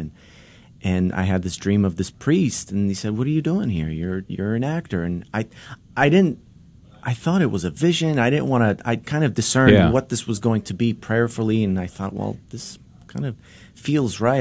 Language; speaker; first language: English; early bilingual, other home language; Polish